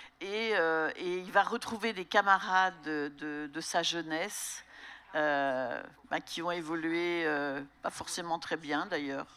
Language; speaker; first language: French; native; French